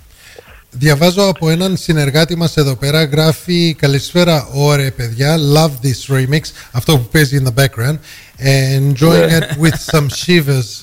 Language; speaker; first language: Greek; early bilingual, heritage; Greek